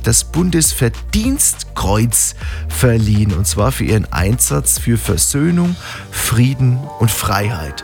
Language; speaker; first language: German; native; German